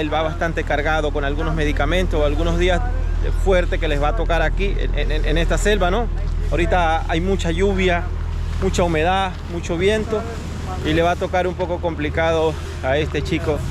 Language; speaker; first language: Spanish; native; Spanish